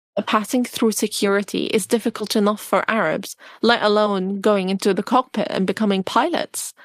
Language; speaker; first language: English; non-native, fluent; Arabic